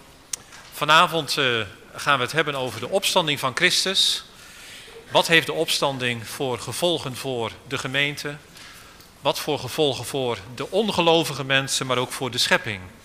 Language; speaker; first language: Dutch; native; Dutch